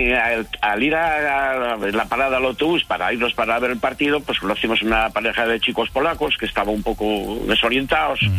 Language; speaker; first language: Spanish; native; Spanish